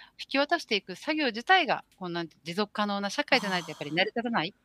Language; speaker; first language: Japanese; native; Japanese